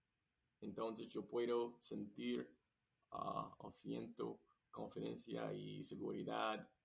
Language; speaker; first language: Spanish; non-native, learner; English